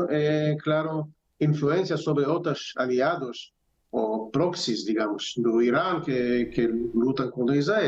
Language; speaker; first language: Portuguese; non-native, fluent; Hebrew